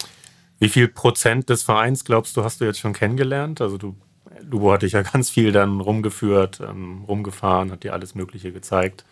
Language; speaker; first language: German; native; German